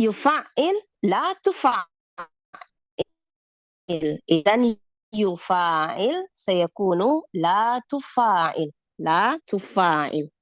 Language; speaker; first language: Arabic; non-native, fluent; Indonesian